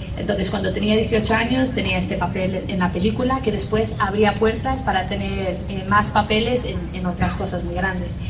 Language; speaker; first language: Spanish; non-native, fluent; English